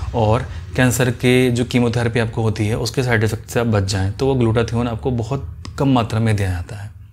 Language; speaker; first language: Hindi; native; Hindi